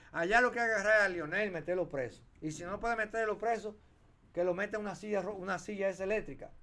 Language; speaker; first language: Spanish; native; Spanish